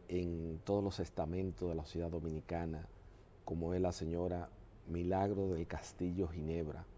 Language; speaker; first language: Spanish; native; Spanish